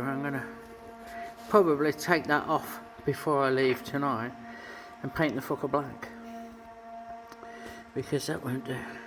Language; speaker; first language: English; native; English